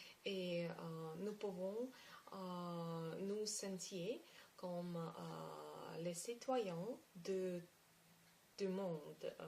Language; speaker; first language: French; non-native, learner; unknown